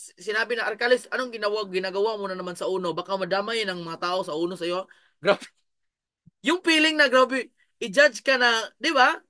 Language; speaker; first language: Filipino; non-native, local second language; Cebuano